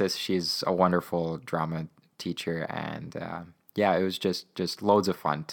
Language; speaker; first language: English; non-native, fluent; Ukrainian